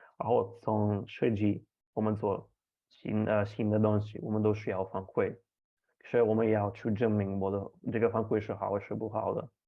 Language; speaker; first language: Chinese; non-native, fluent; Italian